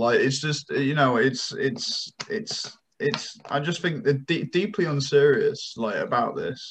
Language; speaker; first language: English; native; English